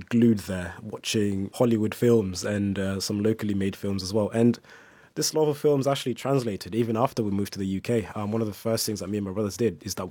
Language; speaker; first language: English; early bilingual, other home language; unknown